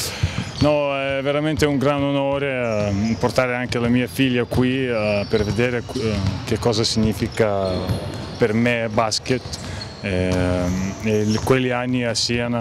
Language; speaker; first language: Italian; non-native, fluent; Lithuanian